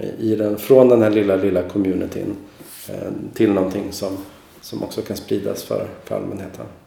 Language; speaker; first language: Swedish; native; Swedish